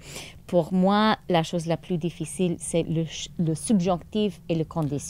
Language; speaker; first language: French; non-native, local second language; English